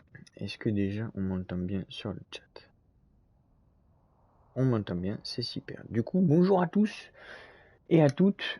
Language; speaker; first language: French; native; French